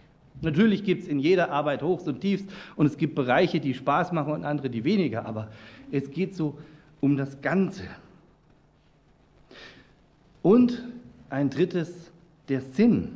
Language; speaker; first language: German; native; German